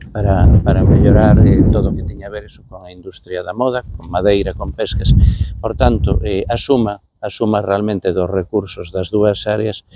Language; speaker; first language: Galician; native; Galician